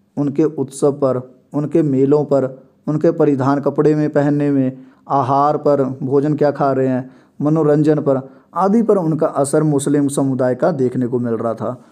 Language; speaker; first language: Hindi; non-native, local second language; Punjabi